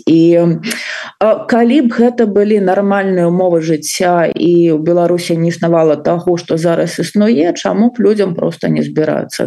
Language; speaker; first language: Belarusian; non-native, local second language; Russian